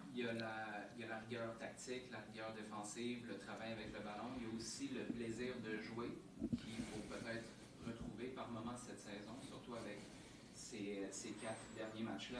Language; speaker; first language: French; native; French